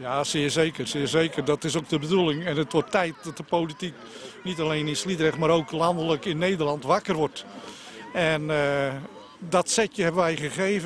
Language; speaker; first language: Dutch; native; Dutch